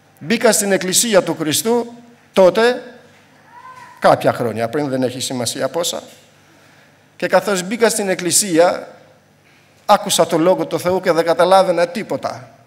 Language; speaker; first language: Greek; non-native, fluent; Albanian